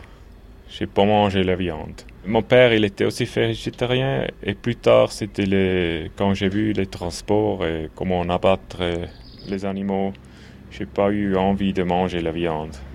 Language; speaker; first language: French; non-native, local second language; German